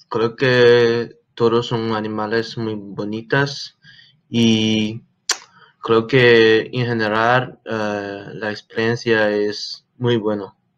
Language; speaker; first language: Spanish; non-native, learner; English